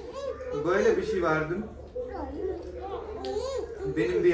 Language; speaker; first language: Turkish; non-native, learner; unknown